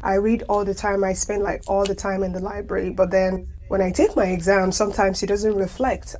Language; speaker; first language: English; non-native, local second language; Igbo